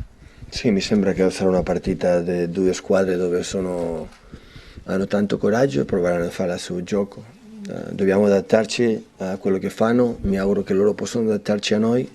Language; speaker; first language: Italian; non-native, fluent; Catalan